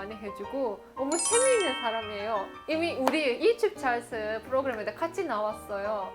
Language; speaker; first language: Korean; non-native, learner; Azerbaijani